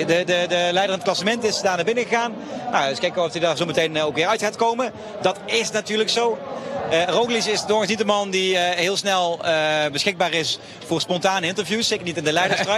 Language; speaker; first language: Dutch; native; Dutch